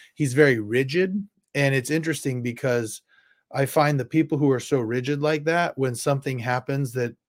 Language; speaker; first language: English; native; English